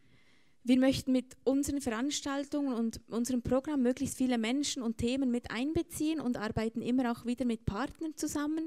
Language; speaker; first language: German; native; German